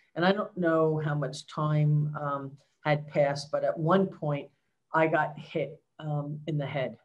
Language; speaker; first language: English; native; English